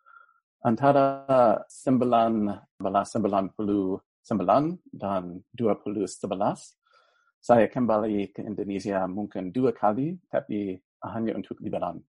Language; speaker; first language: Indonesian; non-native, fluent; English